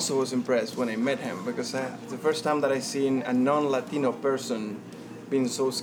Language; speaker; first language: English; non-native, fluent; Spanish